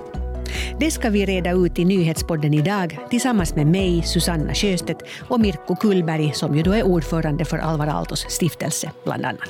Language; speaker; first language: Swedish; native; Swedish